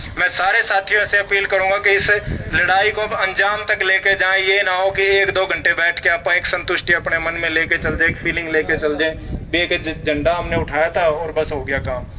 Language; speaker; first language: Hindi; native; Hindi